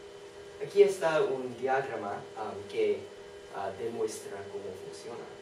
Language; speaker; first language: Spanish; non-native, learner; English